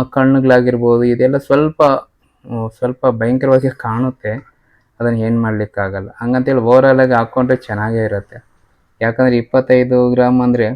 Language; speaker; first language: Kannada; non-native, local second language; Telugu